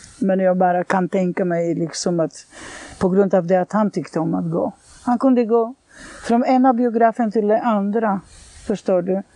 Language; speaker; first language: Swedish; non-native, fluent; Polish